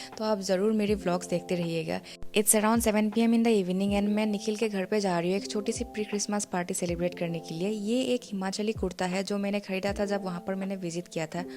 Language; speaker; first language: Hindi; non-native, local second language; Bodo